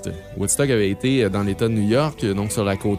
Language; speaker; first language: French; native; French